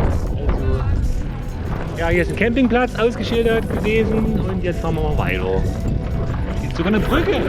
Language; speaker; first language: German; native; German